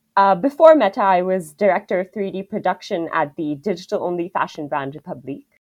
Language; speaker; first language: English; non-native, local second language; Hindi